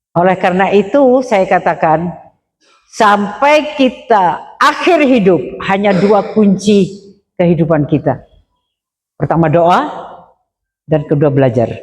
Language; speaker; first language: Indonesian; non-native, local second language; Madurese